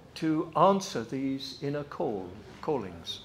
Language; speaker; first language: English; native; English